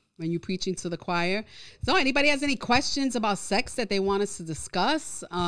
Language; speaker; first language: English; early bilingual, other home language; Spanish